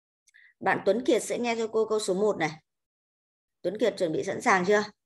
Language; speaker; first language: Vietnamese; native; Vietnamese